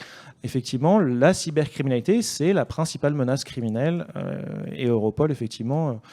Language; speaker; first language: French; native; French